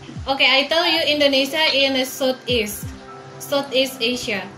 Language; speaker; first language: English; non-native, learner; Indonesian